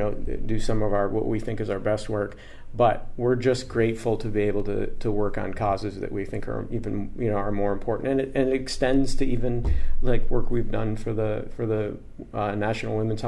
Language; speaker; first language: English; native; English